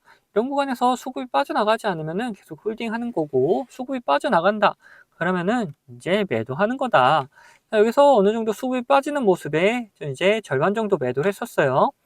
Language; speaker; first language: Korean; native; Korean